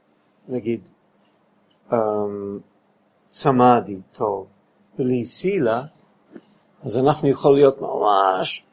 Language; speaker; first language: Hebrew; non-native, fluent; English